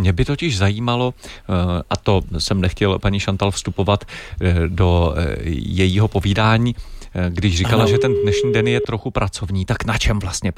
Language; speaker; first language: Czech; native; Czech